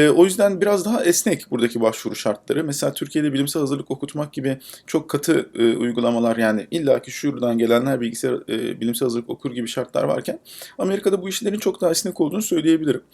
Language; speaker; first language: Turkish; native; Turkish